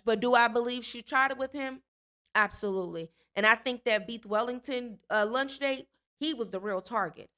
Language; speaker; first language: English; native; English